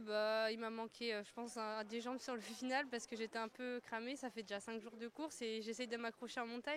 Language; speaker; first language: French; native; French